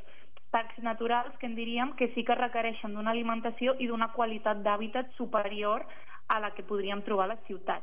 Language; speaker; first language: Catalan; native; Catalan